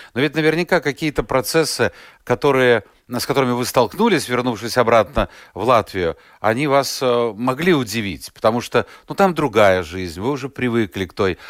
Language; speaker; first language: Russian; native; Russian